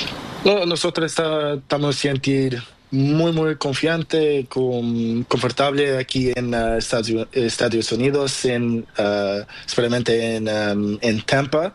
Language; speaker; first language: Spanish; non-native, learner; Portuguese